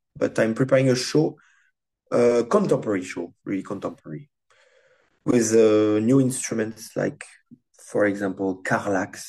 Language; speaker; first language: English; non-native, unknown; French